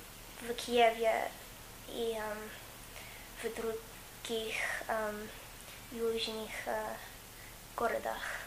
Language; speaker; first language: Russian; non-native, fluent; English